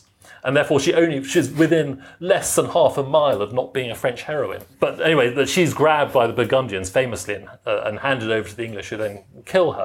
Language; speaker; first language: English; native; English